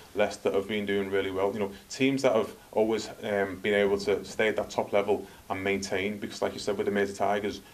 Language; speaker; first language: English; native; English